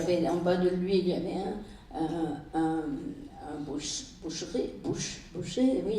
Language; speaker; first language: French; non-native, fluent; German